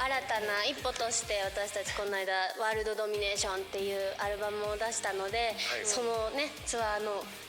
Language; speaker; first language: Japanese; native; Japanese